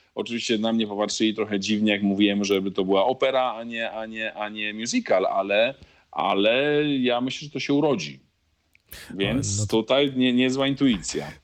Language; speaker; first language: Polish; native; Polish